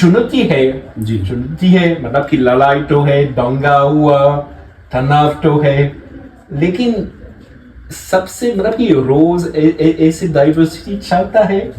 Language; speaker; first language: Hindi; non-native, learner; French